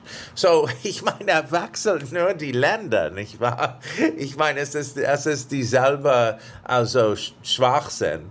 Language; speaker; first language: German; non-native, fluent; English